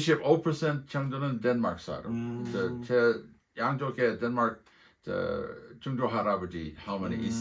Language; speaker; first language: Korean; non-native, fluent; English